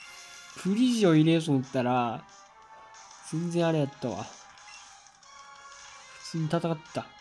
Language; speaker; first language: Japanese; native; Japanese